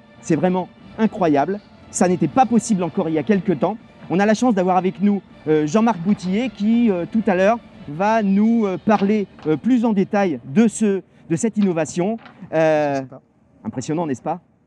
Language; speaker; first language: French; native; French